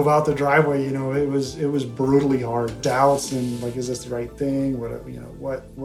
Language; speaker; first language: English; native; English